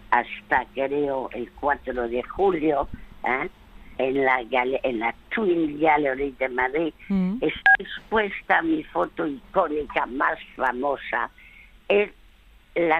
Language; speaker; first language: Spanish; early bilingual, other home language; French